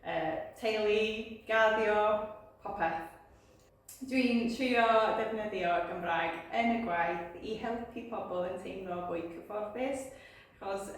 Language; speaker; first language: Welsh; non-native, learner; English